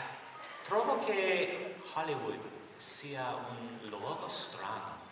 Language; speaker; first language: Italian; non-native, learner; English